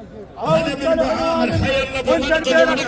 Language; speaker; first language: Arabic; native; Arabic